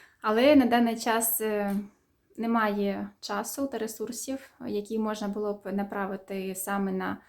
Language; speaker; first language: Ukrainian; native; Ukrainian